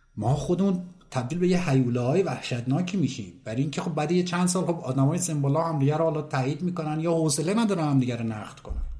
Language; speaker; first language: Persian; native; Persian